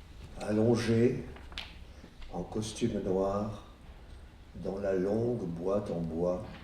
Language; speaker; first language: French; native; French